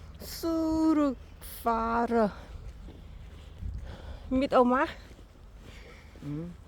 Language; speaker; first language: German; non-native, learner; Thai